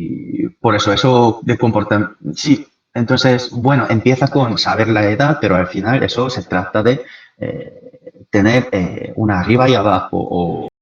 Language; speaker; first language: Spanish; non-native, fluent; Korean